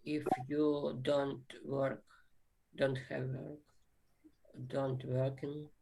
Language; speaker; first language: English; non-native, learner; Ukrainian